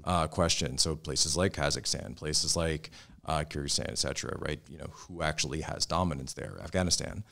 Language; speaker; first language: English; native; English